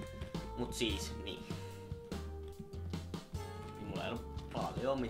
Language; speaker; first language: Finnish; native; Finnish